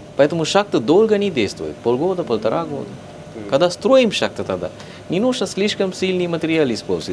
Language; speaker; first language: Russian; non-native, fluent; Sinhala